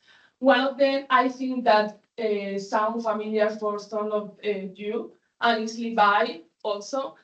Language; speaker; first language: English; non-native, fluent; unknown